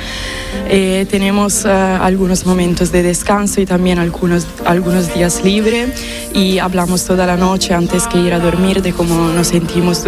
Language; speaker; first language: Spanish; non-native, fluent; Italian